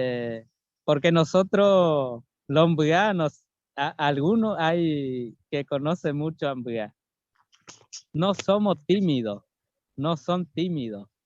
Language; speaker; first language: Spanish; non-native, local second language; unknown